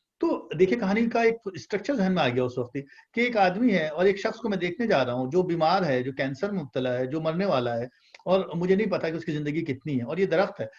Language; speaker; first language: Urdu; native; Urdu